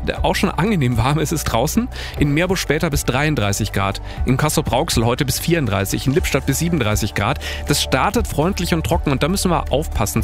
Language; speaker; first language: German; native; German